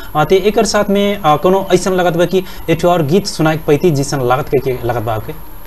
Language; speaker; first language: Bhojpuri; non-native, local second language; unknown